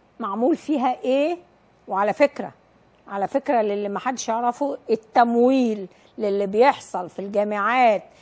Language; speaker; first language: Arabic; native; Arabic